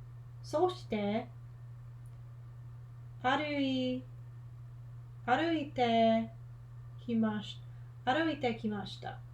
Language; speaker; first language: Japanese; non-native, learner; English